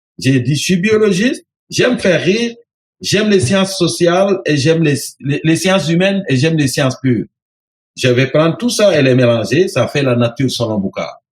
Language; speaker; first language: French; non-native, local second language; Serer